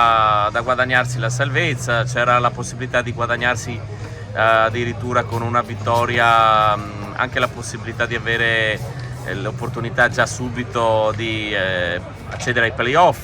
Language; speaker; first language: Italian; native; Italian